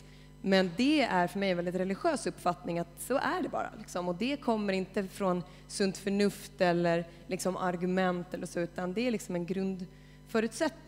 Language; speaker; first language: Swedish; native; Swedish